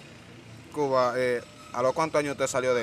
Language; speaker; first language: Spanish; native; Spanish